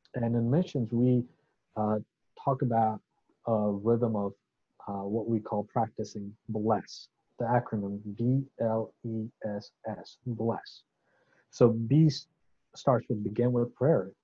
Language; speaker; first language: English; non-native, local second language; Bangla